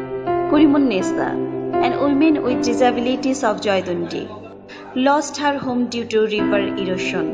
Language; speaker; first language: English; non-native, local second language; Bangla